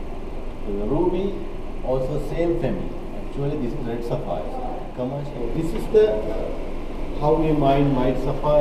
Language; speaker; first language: English; non-native, local second language; Sinhala